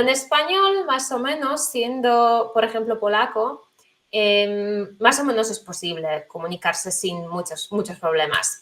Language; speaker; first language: Spanish; non-native, fluent; Polish